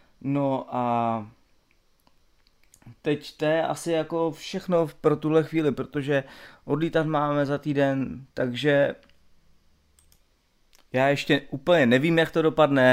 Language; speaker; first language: Czech; native; Czech